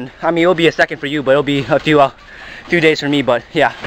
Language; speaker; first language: English; native; English